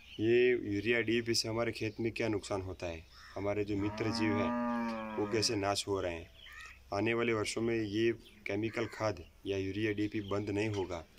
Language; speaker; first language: Hindi; non-native, local second language; Gujarati